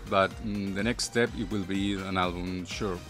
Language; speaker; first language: English; non-native, learner; Spanish